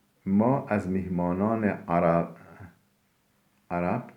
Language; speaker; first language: Persian; non-native, fluent; Turkish